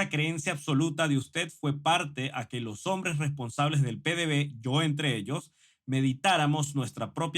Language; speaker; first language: Spanish; native; Spanish